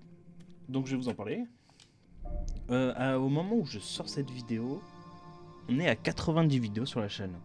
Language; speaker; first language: French; native; French